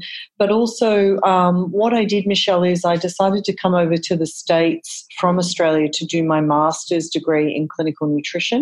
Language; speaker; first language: English; native; English